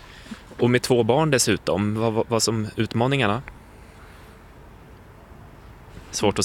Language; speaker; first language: Swedish; native; Swedish